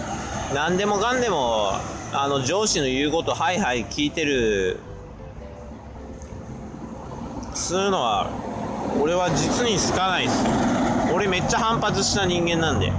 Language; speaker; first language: Japanese; native; Japanese